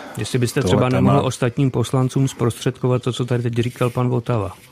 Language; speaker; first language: Czech; native; Czech